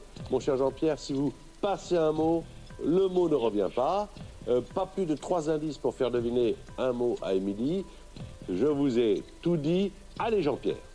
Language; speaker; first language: French; native; French